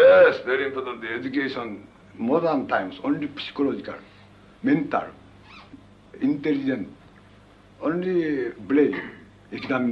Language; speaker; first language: English; non-native, learner; Japanese